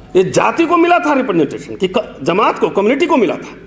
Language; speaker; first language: Hindi; native; Hindi